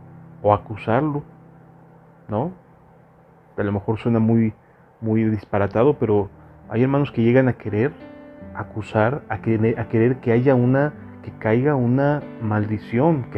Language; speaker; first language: Spanish; native; Spanish